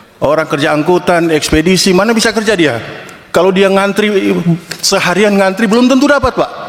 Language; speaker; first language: Indonesian; native; Indonesian